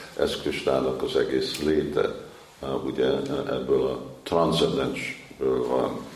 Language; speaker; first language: Hungarian; early bilingual, heritage; Hungarian